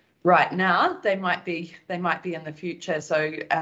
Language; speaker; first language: English; native; English